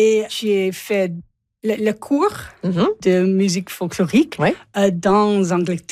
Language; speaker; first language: French; non-native, learner; English